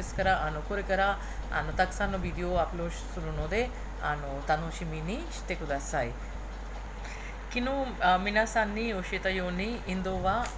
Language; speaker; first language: Japanese; non-native, fluent; Hindi